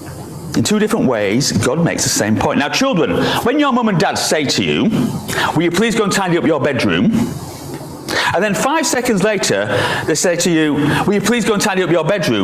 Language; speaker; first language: English; native; English